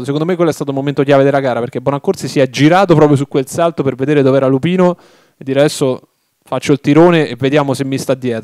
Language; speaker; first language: Italian; native; Italian